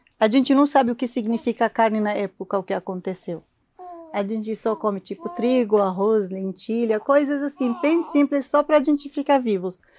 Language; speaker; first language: Portuguese; non-native, learner; Arabic